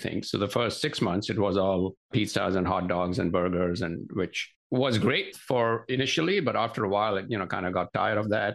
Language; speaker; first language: English; non-native, local second language; Gujarati